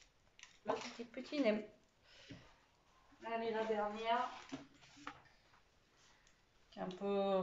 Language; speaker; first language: French; native; French